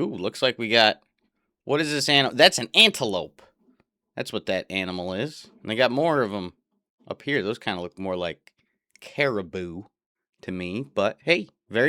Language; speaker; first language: English; native; English